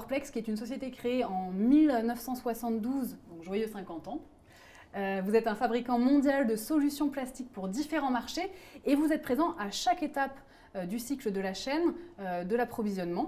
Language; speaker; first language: French; native; French